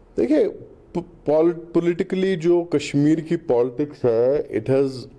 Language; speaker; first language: Hindi; non-native, local second language; Kashmiri